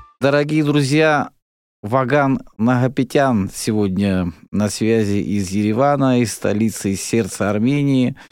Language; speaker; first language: Russian; native; Russian